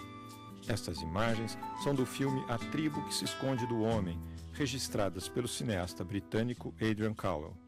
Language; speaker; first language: Portuguese; native; Portuguese